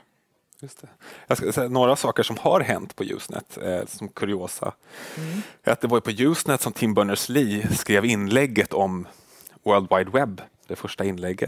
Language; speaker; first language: Swedish; native; Swedish